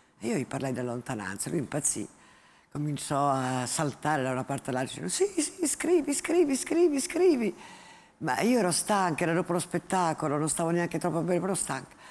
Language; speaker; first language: Italian; native; Italian